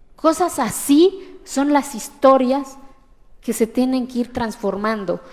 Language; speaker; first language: Spanish; non-native, local second language; Zapotec